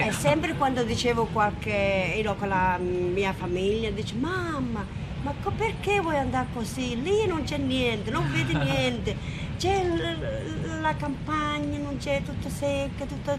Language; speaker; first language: Italian; native; Italian